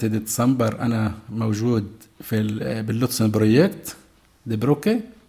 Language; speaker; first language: German; non-native, learner; Arabic